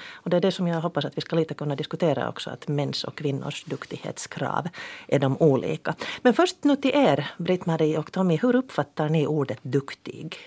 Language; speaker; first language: Swedish; native; Swedish